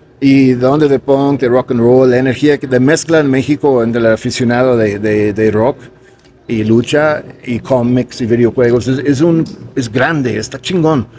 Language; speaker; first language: Spanish; non-native, fluent; English